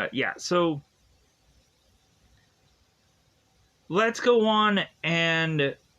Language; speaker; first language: English; native; English